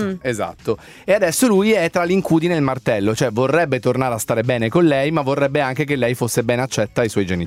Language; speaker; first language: Italian; native; Italian